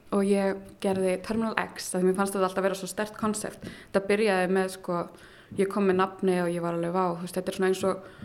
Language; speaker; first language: Icelandic; early bilingual, heritage; German